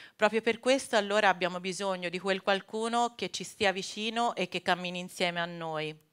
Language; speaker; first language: Italian; native; Italian